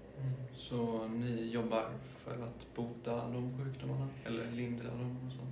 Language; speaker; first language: Swedish; early bilingual, other home language; German